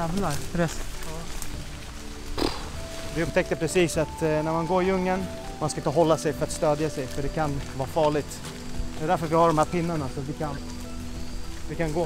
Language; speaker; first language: Swedish; native; Swedish